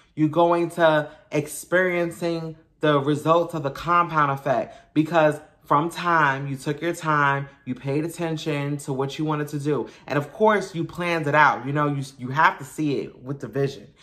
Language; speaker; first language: English; native; English